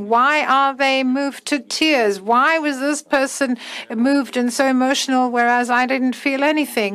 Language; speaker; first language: English; non-native, fluent; German